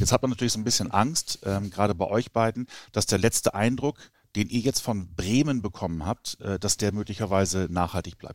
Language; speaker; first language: German; native; German